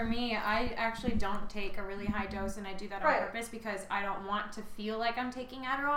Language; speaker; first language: English; native; English